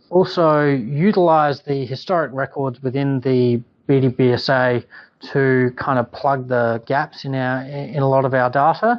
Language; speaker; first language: English; native; English